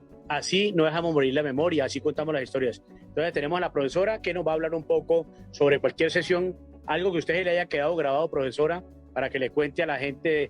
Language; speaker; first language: Spanish; native; Spanish